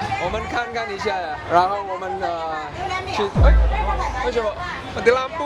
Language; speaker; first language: Chinese; non-native, learner; Indonesian